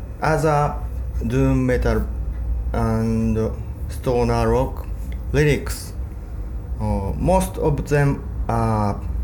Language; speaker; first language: English; non-native, learner; Japanese